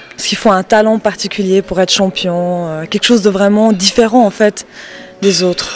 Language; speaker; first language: French; native; French